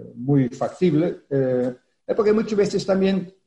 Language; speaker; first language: Spanish; non-native, fluent; Dutch